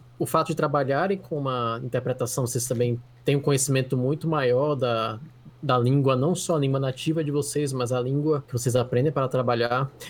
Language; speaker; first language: Portuguese; native; Portuguese